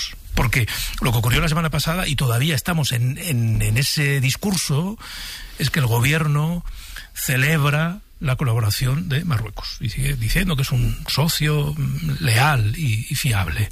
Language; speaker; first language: Spanish; native; Spanish